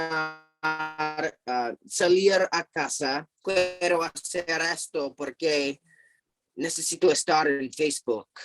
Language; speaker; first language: Spanish; non-native, fluent; English